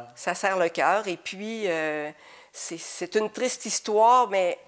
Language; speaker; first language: French; native; French